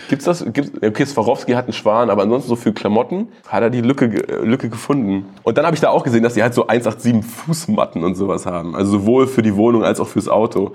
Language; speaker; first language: German; native; German